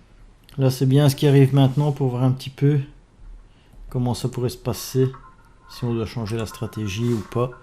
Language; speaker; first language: French; native; French